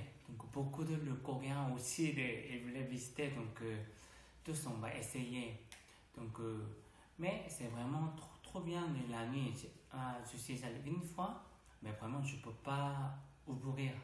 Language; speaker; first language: French; non-native, learner; Korean